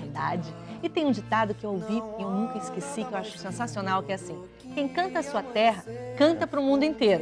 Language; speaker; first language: Portuguese; native; Portuguese